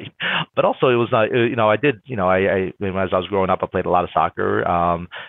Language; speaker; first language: English; native; English